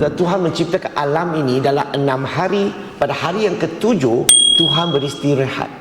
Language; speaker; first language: Malay; non-native, local second language; Chinese